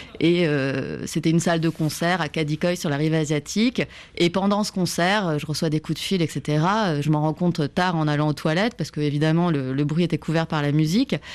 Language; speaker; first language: French; native; French